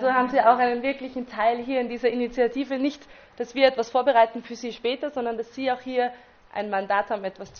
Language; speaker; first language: German; native; German